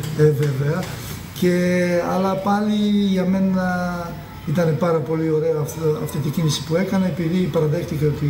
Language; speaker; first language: Greek; non-native, fluent; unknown